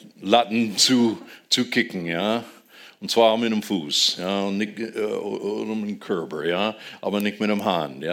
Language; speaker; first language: German; non-native, fluent; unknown